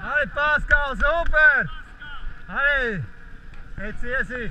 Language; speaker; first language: German; native; German